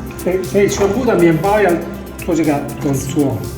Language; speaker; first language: Chinese; non-native, fluent; Italian